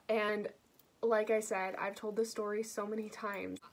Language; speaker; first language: English; native; English